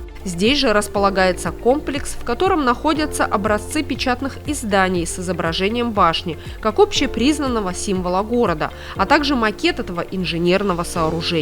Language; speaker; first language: Russian; native; Russian